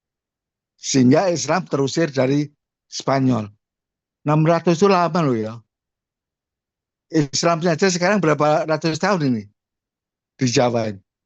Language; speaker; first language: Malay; non-native, local second language; Javanese